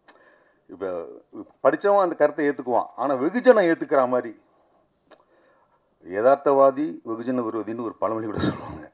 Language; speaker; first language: Tamil; native; Tamil